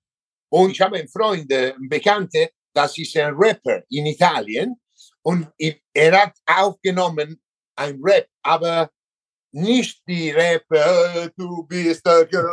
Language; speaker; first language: German; non-native, learner; Italian